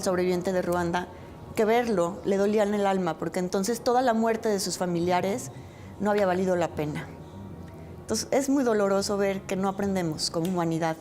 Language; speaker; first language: Spanish; native; Spanish